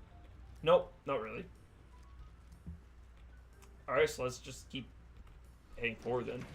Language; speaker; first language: English; native; English